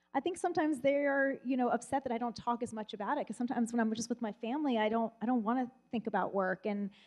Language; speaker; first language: English; native; English